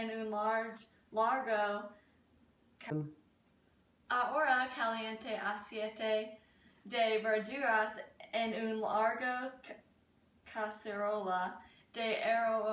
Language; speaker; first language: Spanish; non-native, learner; English